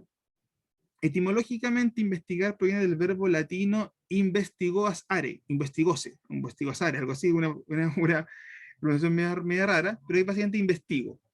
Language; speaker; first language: Spanish; native; Spanish